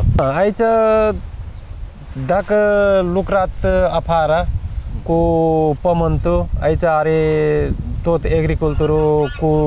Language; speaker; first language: Romanian; non-native, learner; Nepali